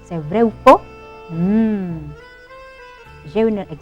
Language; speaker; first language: French; non-native, fluent; Indonesian